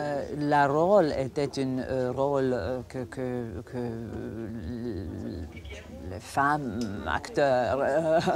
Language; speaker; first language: French; non-native, fluent; Croatian